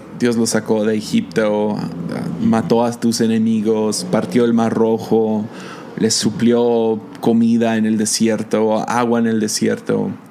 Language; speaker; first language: Spanish; non-native, fluent; English